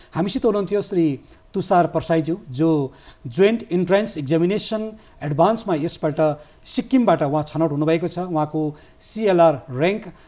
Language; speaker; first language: Nepali; native; Nepali